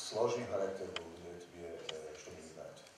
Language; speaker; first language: Russian; non-native, learner; Turkish